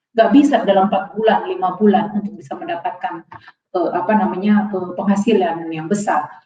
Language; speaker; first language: Indonesian; native; Indonesian